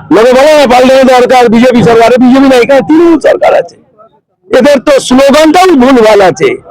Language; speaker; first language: Bangla; non-native, local second language; Urdu